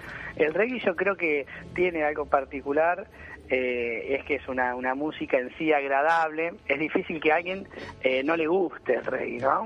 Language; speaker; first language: Spanish; native; Spanish